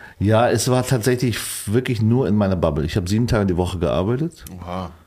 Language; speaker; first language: German; early bilingual, other home language; Vietnamese